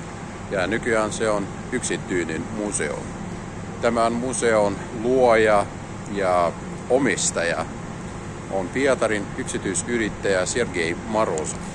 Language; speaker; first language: Finnish; non-native, fluent; Russian